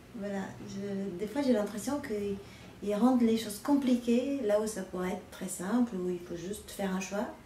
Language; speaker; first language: French; non-native, fluent; Romanian